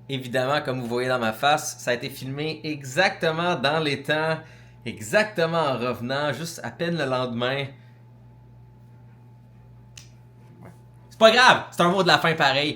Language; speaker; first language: French; native; French